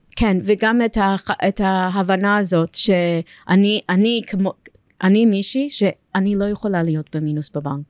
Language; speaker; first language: Hebrew; non-native, fluent; English